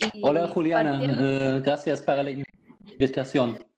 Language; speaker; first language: Spanish; non-native, fluent; German